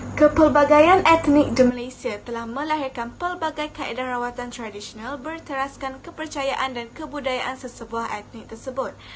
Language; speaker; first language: Malay; native; Malay